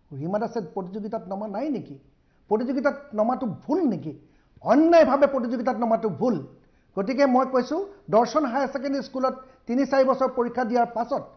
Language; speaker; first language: Assamese; native; Assamese